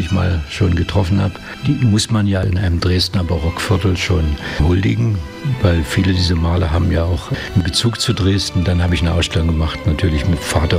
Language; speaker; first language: German; native; German